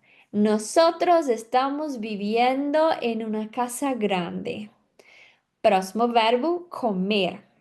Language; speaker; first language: Spanish; non-native, fluent; Portuguese